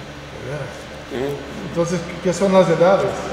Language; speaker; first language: Spanish; non-native, fluent; English